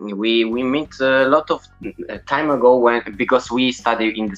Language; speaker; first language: English; non-native, learner; Italian